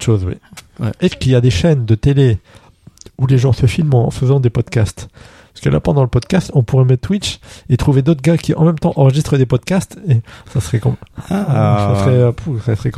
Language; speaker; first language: French; native; French